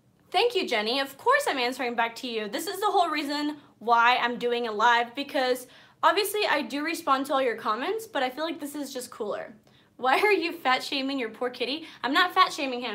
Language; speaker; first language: English; early bilingual, other home language; Spanish